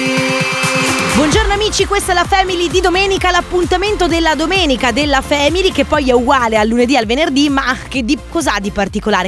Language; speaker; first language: Italian; native; Italian